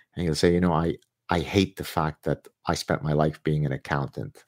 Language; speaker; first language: English; early bilingual, other home language; Arabic